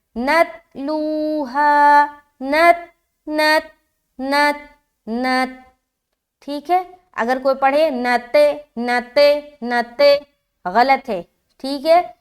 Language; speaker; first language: Urdu; native; Urdu